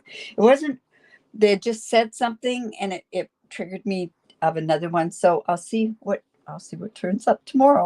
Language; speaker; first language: English; native; English